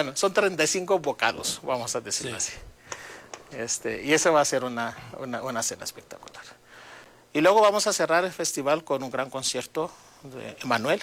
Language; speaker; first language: Spanish; non-native, fluent; Greek